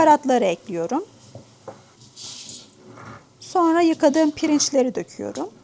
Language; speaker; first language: Turkish; native; Turkish